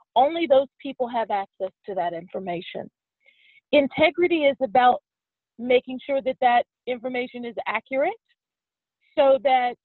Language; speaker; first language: English; native; English